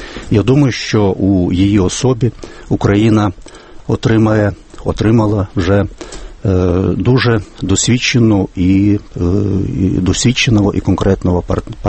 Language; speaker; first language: Ukrainian; non-native, fluent; Lithuanian